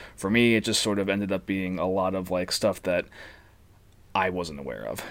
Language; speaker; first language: English; native; English